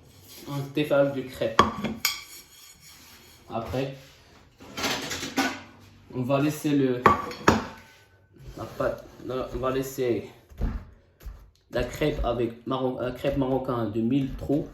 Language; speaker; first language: French; non-native, local second language; Arabic